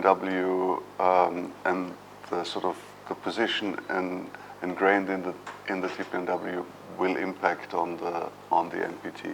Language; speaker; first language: English; non-native, fluent; German